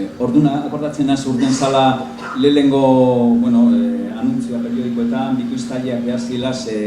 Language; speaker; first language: Basque; non-native, local second language; Spanish